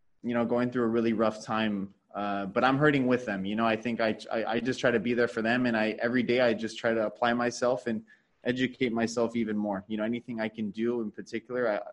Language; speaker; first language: English; early bilingual, other home language; Spanish